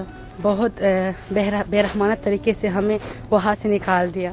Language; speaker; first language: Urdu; non-native, fluent; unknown